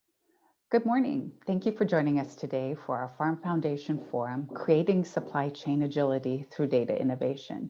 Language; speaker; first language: English; native; English